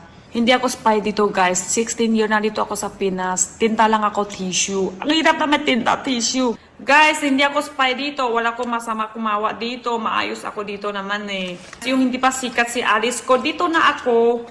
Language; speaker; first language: Filipino; non-native, learner; Chinese